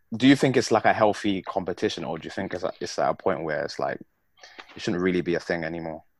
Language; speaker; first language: English; native; English